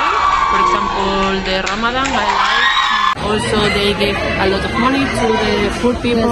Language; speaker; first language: English; non-native, fluent; Spanish